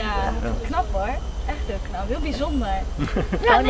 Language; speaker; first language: Dutch; native; Dutch